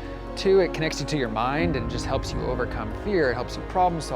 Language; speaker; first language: English; native; English